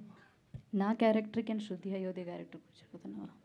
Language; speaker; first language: Telugu; non-native, learner; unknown